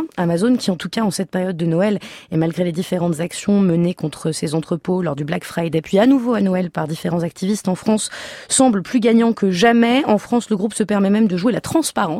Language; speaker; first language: French; native; French